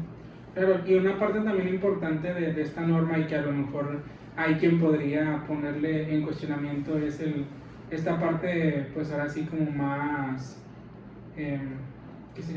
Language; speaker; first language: Spanish; native; Spanish